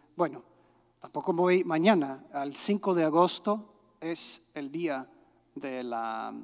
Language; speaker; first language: Spanish; non-native, fluent; English